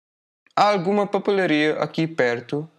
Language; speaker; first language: Portuguese; non-native, learner; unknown